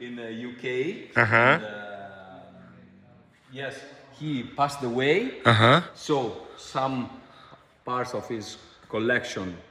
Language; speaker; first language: English; non-native, fluent; Italian